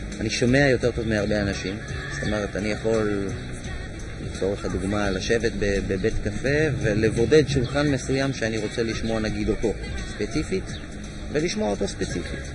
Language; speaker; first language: Hebrew; native; Hebrew